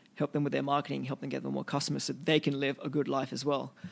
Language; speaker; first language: English; early bilingual, other home language; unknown